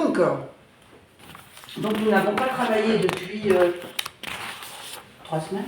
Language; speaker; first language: French; native; French